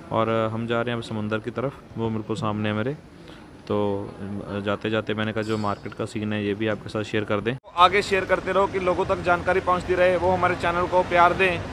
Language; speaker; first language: Hindi; non-native, local second language; Punjabi